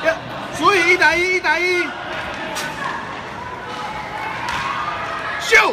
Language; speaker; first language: Chinese; native; Chinese